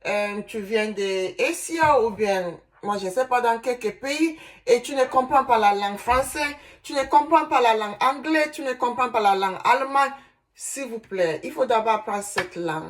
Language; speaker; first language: French; non-native, learner; Igbo